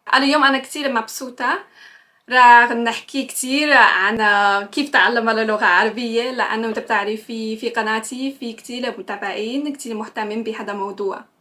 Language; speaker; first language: Arabic; non-native, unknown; Chinese